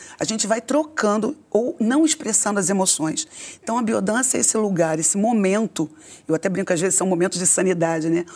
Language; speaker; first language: Portuguese; native; Portuguese